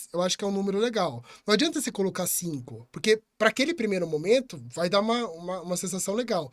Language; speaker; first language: Portuguese; native; Portuguese